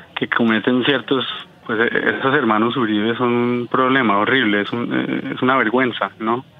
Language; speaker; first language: Spanish; early bilingual, heritage; Spanish